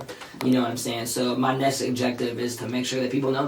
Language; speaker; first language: English; early bilingual, other home language; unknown